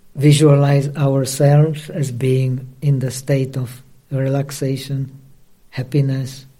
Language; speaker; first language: English; non-native, fluent; Czech